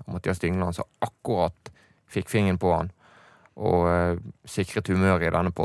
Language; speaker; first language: Norwegian; native; Norwegian